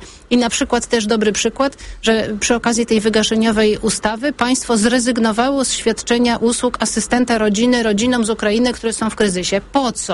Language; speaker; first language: Polish; native; Polish